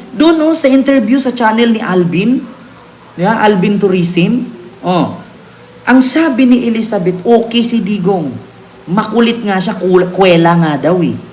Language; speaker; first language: Filipino; non-native, local second language; Cebuano